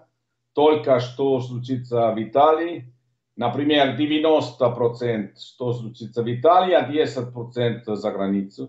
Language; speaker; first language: Russian; non-native, learner; Italian